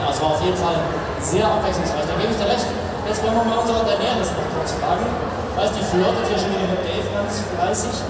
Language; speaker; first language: German; native; German